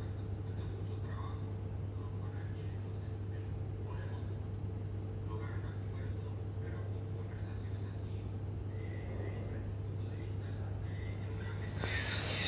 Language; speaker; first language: Spanish; non-native, fluent; English